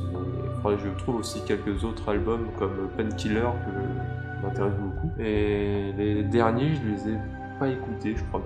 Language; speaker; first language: French; native; French